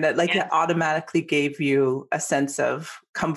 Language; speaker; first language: English; native; English